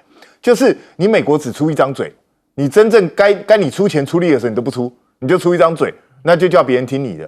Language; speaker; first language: Chinese; native; Chinese